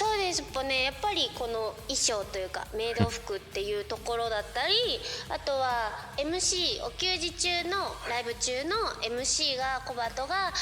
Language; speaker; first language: Japanese; native; Japanese